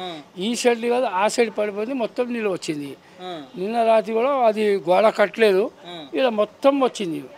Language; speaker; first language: Telugu; non-native, local second language; Urdu